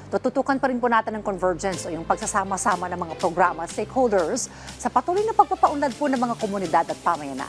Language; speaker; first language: Filipino; native; Filipino